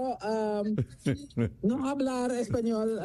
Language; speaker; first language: Spanish; non-native, learner; Dutch